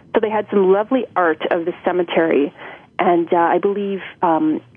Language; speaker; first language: English; native; English